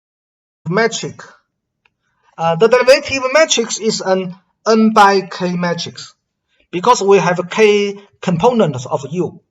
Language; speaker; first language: English; non-native, fluent; Chinese